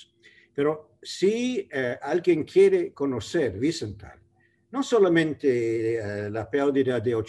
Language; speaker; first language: Spanish; non-native, fluent; English